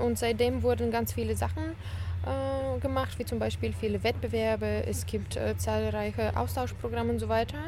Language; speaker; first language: German; non-native, fluent; Bulgarian